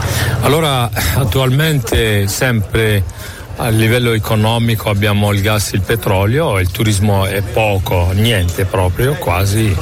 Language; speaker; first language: Italian; non-native, fluent; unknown